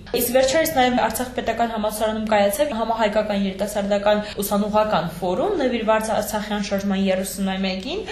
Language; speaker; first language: Armenian; native; Armenian